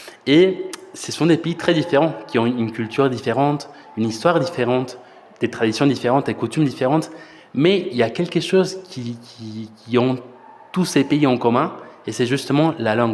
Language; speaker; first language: French; non-native, fluent; Spanish